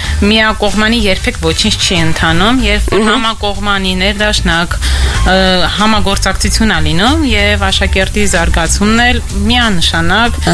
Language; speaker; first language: Armenian; native; Armenian